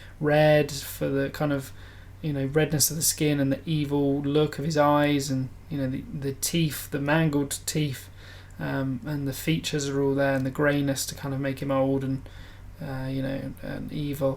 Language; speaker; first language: English; native; English